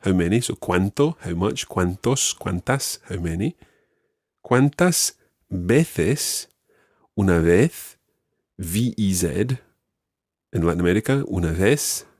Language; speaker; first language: Spanish; non-native, fluent; English